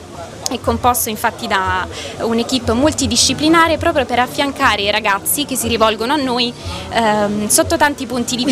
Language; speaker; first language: Italian; native; Italian